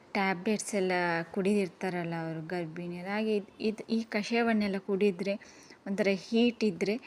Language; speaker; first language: Kannada; non-native, local second language; Tulu